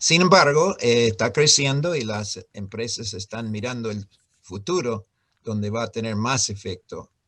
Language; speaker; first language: Spanish; non-native, fluent; English